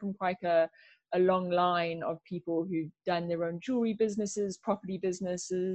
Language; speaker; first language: English; native; English